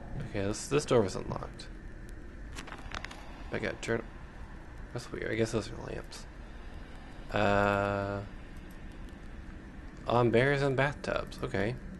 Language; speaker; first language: English; native; English